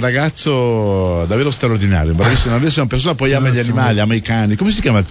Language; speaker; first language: Italian; native; Italian